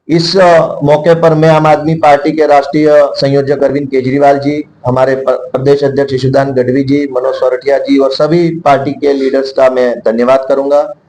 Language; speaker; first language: Hindi; non-native, local second language; Gujarati